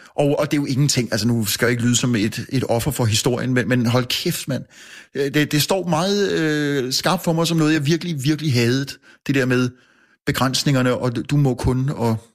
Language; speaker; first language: Danish; native; Danish